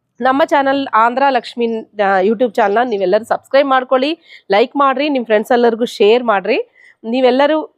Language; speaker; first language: Kannada; native; Kannada